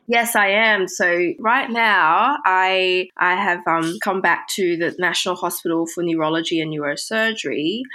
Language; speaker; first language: English; early bilingual, other home language; Chinese